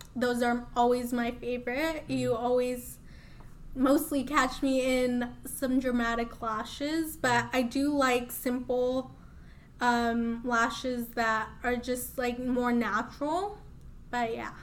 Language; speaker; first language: English; early bilingual, other home language; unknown